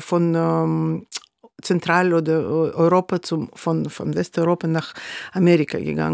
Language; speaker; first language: German; non-native, fluent; Russian